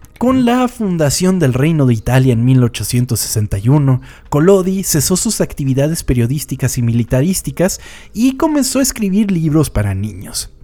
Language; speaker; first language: Spanish; native; Spanish